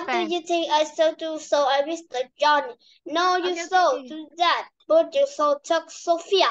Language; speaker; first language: English; non-native, learner; Vietnamese